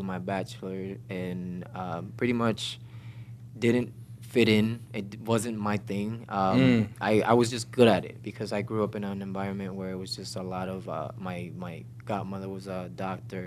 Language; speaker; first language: English; non-native, fluent; Spanish